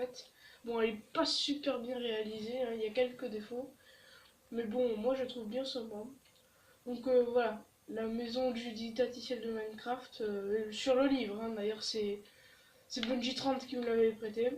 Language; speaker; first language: French; native; French